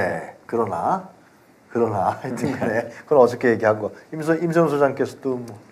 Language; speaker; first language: Korean; native; Korean